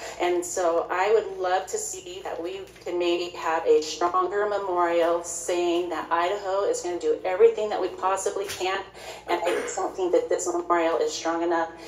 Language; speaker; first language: English; native; English